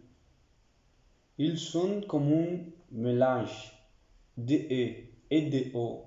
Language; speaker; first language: French; non-native, learner; Spanish